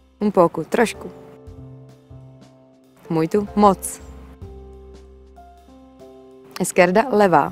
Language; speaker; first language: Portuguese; non-native, fluent; Czech